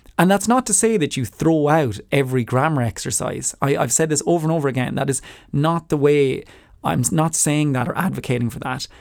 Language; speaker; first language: English; native; English